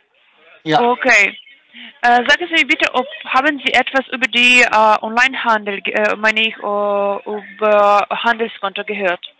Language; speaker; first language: German; non-native, fluent; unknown